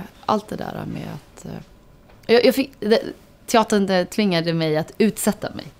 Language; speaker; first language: Swedish; native; Swedish